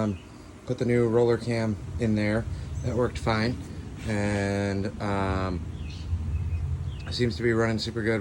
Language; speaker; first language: English; native; English